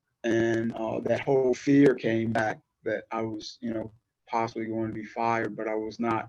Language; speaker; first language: English; native; English